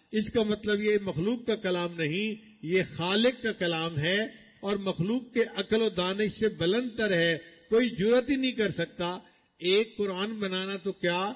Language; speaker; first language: Urdu; non-native, local second language; Punjabi